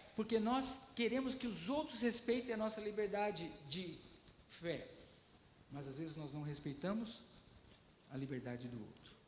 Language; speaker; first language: Portuguese; native; Portuguese